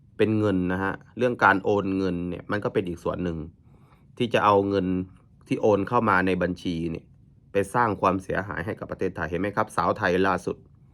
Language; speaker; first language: Thai; native; Thai